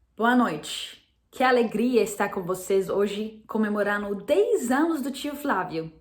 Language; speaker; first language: Portuguese; non-native, fluent; Arabic